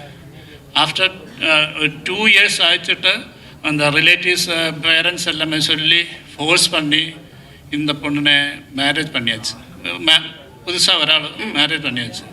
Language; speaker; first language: Tamil; non-native, learner; Malayalam